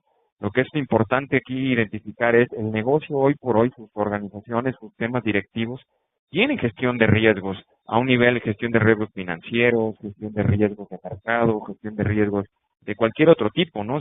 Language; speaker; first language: Spanish; native; Spanish